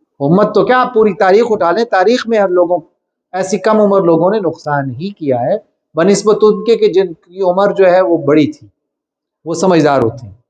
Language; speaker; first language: Urdu; non-native, local second language; Punjabi